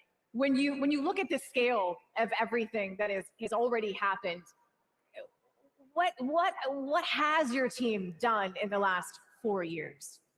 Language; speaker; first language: English; native; English